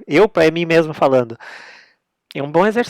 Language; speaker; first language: Portuguese; native; Portuguese